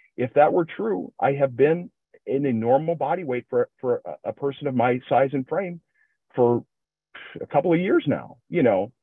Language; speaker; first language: English; native; English